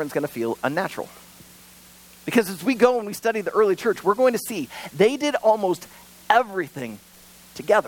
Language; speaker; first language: English; native; English